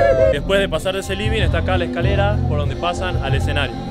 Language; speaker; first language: Spanish; native; Spanish